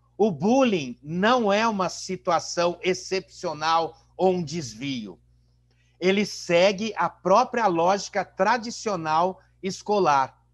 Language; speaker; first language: Portuguese; native; Portuguese